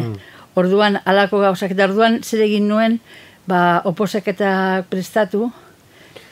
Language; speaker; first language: Basque; non-native, fluent; Catalan